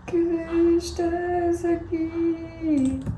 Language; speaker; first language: Portuguese; non-native, learner; Indonesian